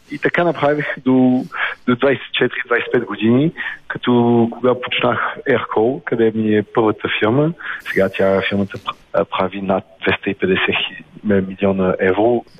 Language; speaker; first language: Bulgarian; early bilingual, heritage; Bulgarian